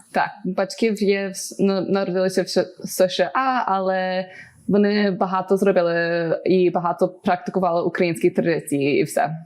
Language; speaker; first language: Ukrainian; early bilingual, heritage; Ukrainian